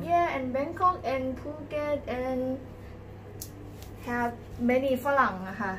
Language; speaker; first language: English; non-native, learner; Thai